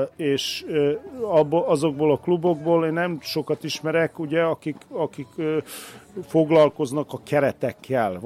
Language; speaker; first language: Hungarian; native; Hungarian